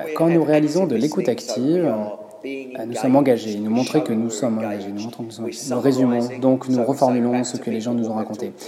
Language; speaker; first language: French; non-native, fluent; English